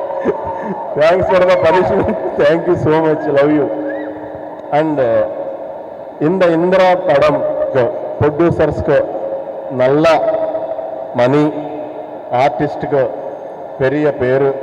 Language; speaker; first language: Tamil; non-native, learner; Telugu